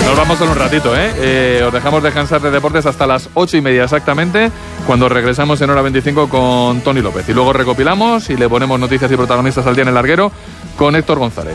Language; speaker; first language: Spanish; native; Spanish